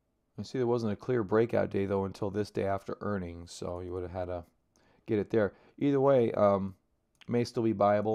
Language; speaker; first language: English; native; English